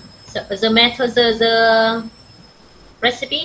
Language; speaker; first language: English; non-native, learner; Vietnamese